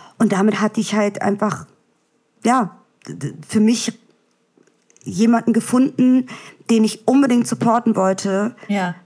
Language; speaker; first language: German; early bilingual, other home language; Russian